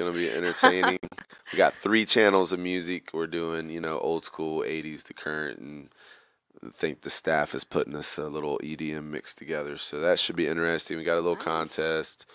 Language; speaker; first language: English; native; English